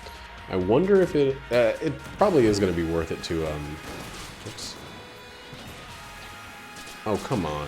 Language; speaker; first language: English; native; English